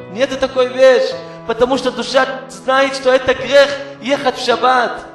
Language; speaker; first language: Russian; non-native, learner; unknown